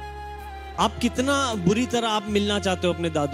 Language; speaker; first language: Hindi; native; Hindi